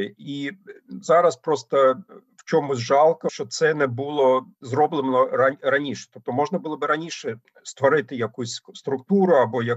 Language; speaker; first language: Ukrainian; non-native, fluent; German